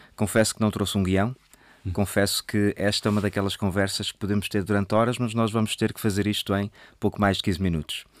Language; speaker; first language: Portuguese; native; Portuguese